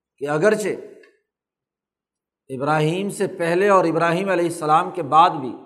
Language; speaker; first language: Urdu; non-native, local second language; Punjabi